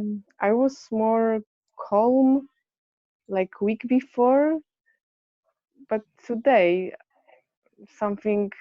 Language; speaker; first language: English; non-native, learner; Polish